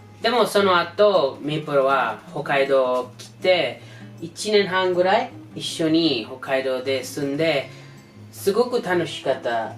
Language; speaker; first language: Japanese; non-native, learner; English